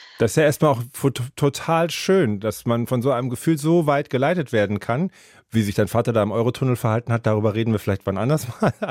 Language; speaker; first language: German; native; German